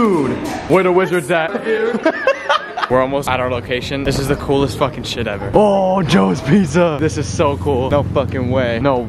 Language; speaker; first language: English; native; English